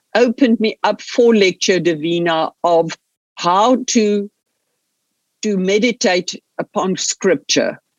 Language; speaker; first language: English; non-native, local second language; Afrikaans